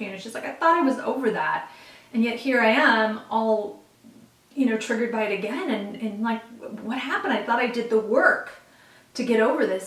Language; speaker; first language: English; native; English